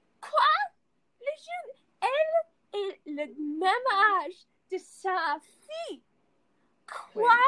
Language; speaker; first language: French; non-native, learner; English